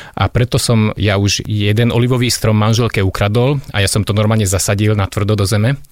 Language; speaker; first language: Slovak; non-native, local second language; Hungarian